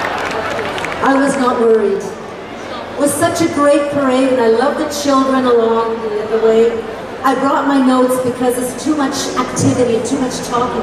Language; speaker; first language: English; early bilingual, other home language; Ukrainian